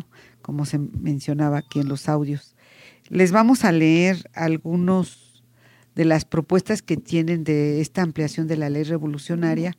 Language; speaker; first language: Spanish; native; Spanish